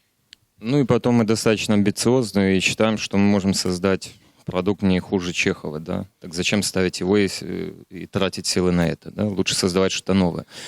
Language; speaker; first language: Russian; native; Russian